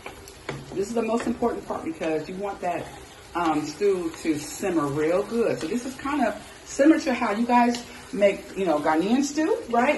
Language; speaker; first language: English; native; English